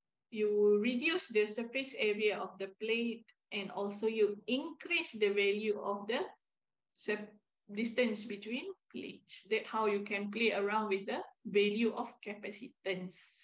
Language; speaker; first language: English; non-native, local second language; Malay